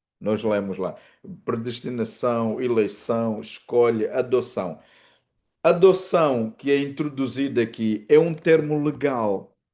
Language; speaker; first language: Portuguese; native; Portuguese